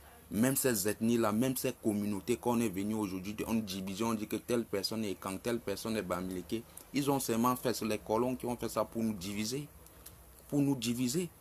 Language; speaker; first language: French; non-native, local second language; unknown